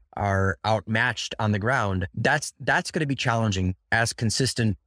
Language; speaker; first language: English; early bilingual, other home language; Russian